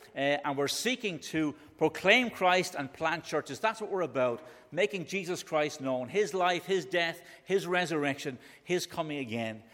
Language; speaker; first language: English; native; English